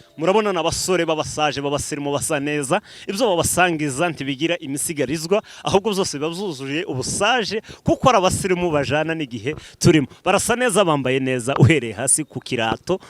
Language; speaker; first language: Kinyarwanda; native; Kinyarwanda